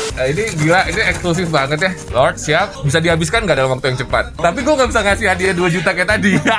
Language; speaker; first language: Indonesian; native; Indonesian